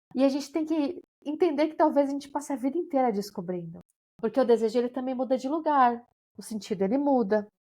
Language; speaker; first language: Portuguese; native; Portuguese